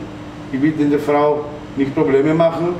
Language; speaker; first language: German; non-native, fluent; Greek